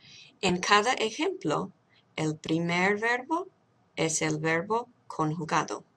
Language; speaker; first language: Spanish; non-native, fluent; English